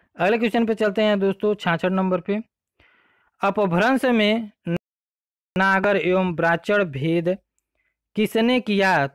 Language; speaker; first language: Hindi; native; Hindi